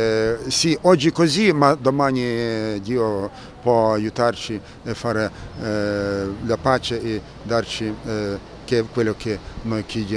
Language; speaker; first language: Italian; non-native, fluent; Russian